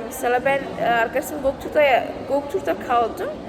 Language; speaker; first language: Turkish; non-native, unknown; Indonesian